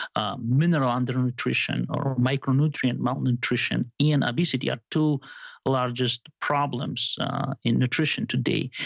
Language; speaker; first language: English; non-native, fluent; Georgian